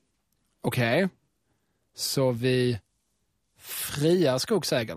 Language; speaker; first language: Swedish; native; Swedish